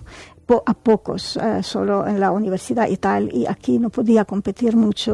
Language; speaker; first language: Spanish; non-native, fluent; Arabic